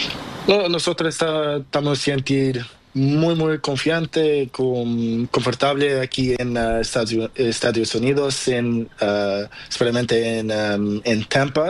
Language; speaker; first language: Spanish; non-native, learner; Portuguese